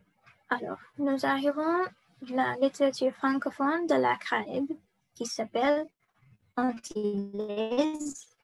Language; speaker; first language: French; non-native, learner; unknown